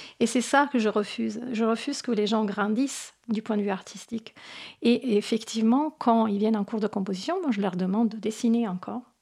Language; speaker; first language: French; non-native, fluent; Italian